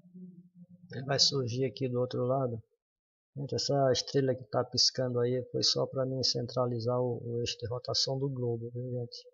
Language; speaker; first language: Portuguese; native; Portuguese